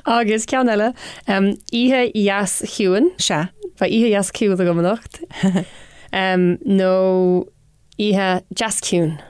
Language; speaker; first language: Irish; non-native, local second language; English